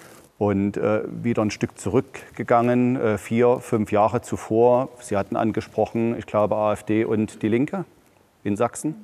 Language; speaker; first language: German; native; German